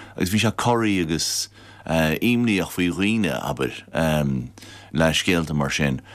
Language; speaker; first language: Irish; native; Irish